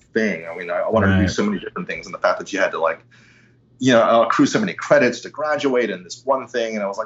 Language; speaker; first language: English; native; English